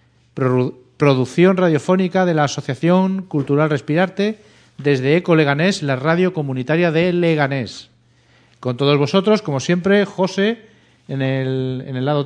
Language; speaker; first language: Spanish; native; Spanish